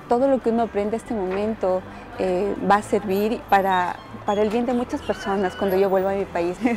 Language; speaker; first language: Spanish; native; Spanish